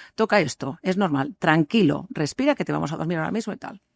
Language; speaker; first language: Spanish; native; Spanish